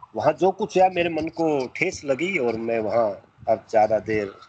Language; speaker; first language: Hindi; native; Hindi